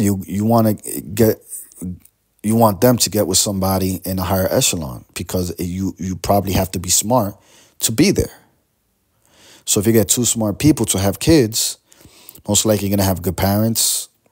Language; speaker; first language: English; early bilingual, other home language; Spanish